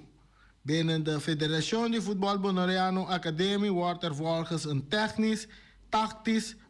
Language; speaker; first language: Dutch; non-native, local second language; Papiamento